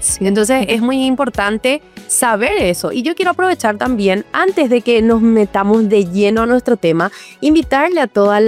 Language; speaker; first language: Spanish; native; Spanish